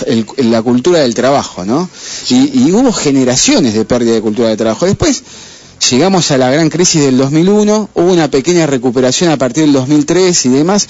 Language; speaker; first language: Spanish; native; Spanish